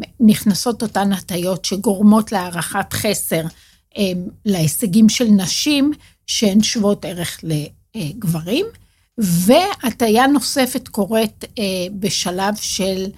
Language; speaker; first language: Hebrew; native; Hebrew